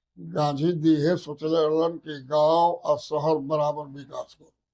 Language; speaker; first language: Bhojpuri; native; Bhojpuri